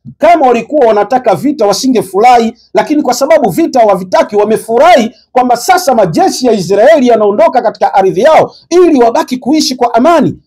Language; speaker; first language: Swahili; native; Swahili